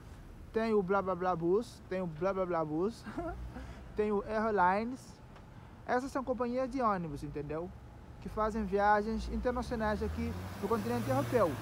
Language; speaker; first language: Portuguese; non-native, local second language; Kabuverdianu